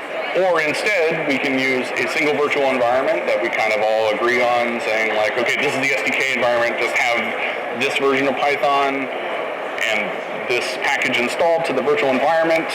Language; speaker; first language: English; native; English